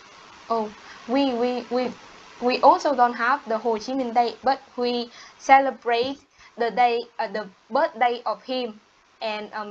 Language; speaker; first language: English; non-native, learner; Vietnamese